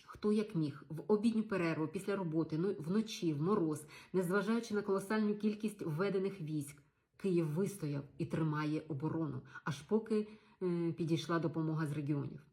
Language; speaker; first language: Ukrainian; native; Ukrainian